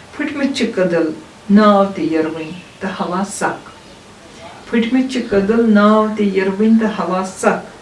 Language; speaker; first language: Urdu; non-native, local second language; Kashmiri